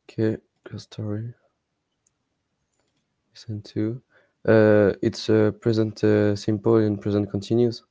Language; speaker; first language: English; non-native, learner; French